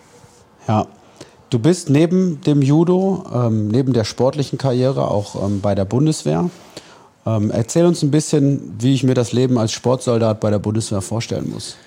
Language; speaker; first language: German; native; German